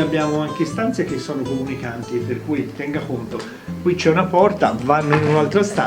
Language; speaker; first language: Italian; native; Italian